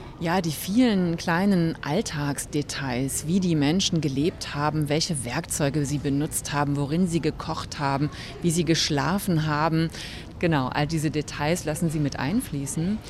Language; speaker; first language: German; native; German